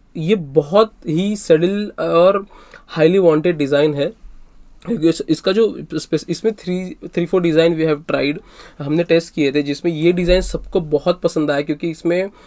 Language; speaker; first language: Hindi; non-native, local second language; Marathi